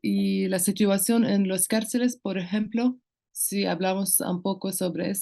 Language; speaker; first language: Spanish; non-native, local second language; Arabic